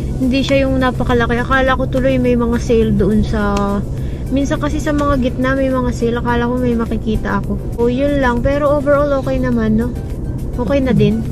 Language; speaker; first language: Filipino; native; Filipino